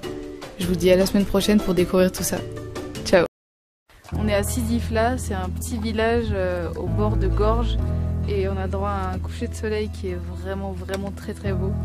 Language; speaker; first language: French; native; French